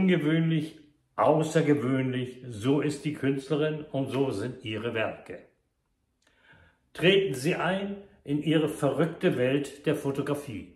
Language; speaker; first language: German; native; German